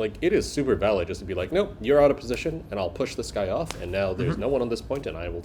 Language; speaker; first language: English; native; English